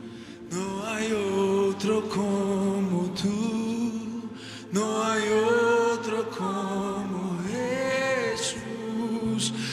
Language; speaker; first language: Spanish; non-native, local second language; Portuguese